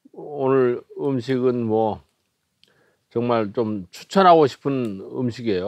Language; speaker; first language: Korean; native; Korean